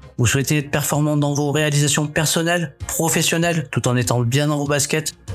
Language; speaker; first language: French; native; French